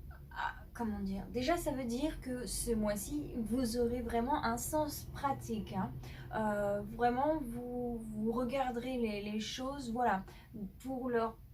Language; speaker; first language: French; native; French